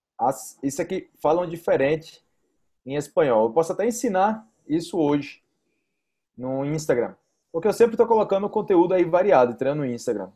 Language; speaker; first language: Portuguese; native; Portuguese